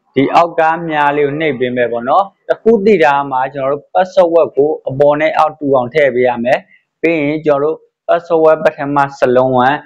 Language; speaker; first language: Burmese; native; Burmese